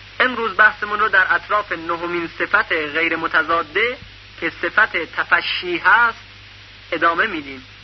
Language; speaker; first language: Persian; native; Persian